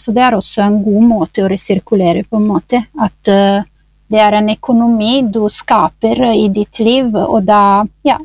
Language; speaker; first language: Norwegian; non-native, fluent; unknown